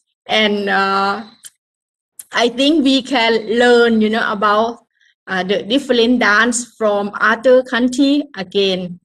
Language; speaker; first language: English; non-native, learner; Thai